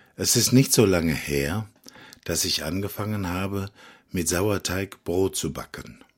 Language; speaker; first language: German; non-native, fluent; Slovak